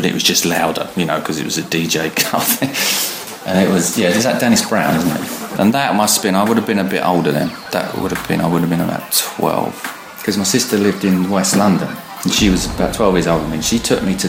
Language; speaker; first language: English; native; English